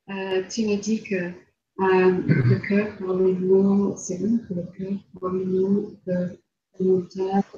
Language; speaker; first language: French; non-native, learner; English